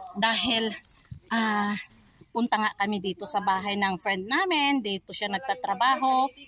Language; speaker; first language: Filipino; native; Filipino